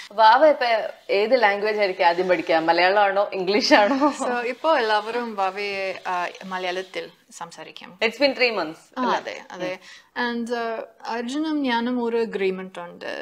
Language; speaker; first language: Malayalam; non-native, fluent; English